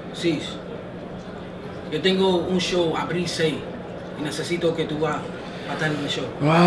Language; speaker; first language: Spanish; early bilingual, heritage; Spanish